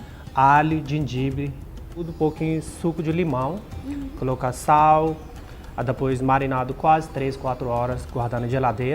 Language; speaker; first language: Portuguese; non-native, learner; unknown